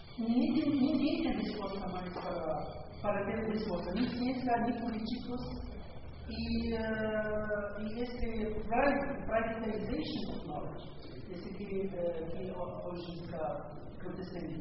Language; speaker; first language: Portuguese; non-native, learner; Spanish